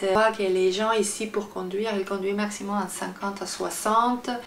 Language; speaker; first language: French; non-native, fluent; Spanish